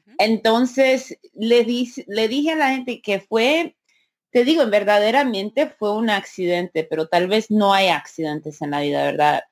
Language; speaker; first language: Spanish; early bilingual, heritage; Spanish